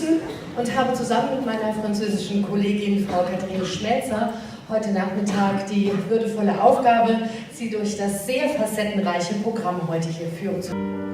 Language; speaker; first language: German; native; German